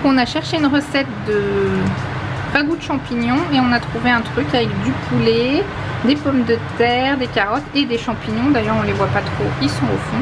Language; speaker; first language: French; native; French